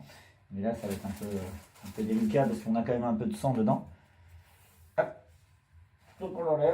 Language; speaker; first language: French; native; French